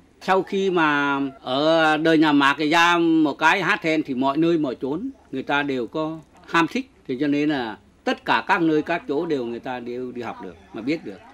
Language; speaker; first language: Vietnamese; non-native, local second language; Tày